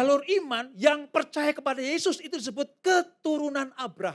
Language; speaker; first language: Indonesian; native; Indonesian